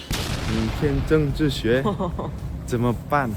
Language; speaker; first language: Chinese; non-native, learner; Indonesian